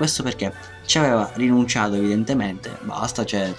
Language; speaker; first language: Italian; native; Italian